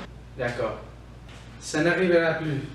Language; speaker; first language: French; non-native, learner; Spanish